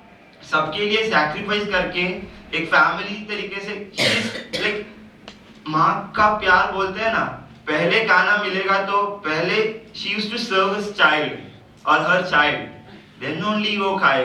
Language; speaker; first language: Hindi; non-native, local second language; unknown